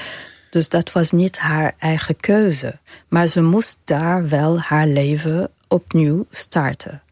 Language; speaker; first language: Dutch; non-native, fluent; Arabic